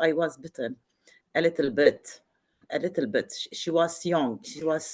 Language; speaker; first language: English; non-native, learner; Arabic